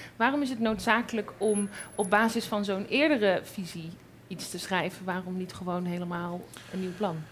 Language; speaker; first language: Dutch; native; Dutch